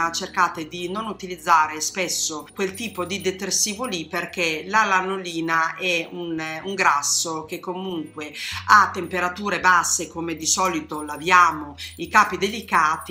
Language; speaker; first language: Italian; native; Italian